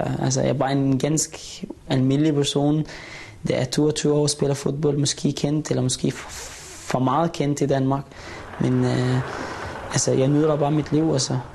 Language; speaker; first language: Danish; non-native, fluent; Arabic